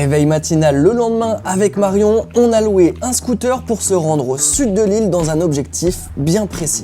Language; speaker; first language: French; native; French